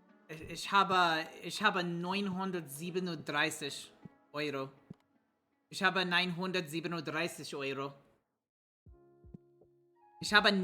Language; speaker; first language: German; non-native, learner; English